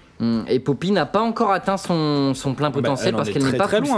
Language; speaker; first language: French; native; French